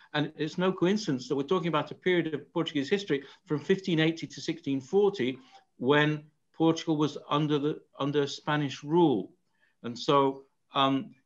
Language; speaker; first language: English; native; English